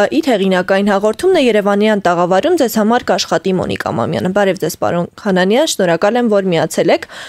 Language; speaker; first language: Armenian; native; Armenian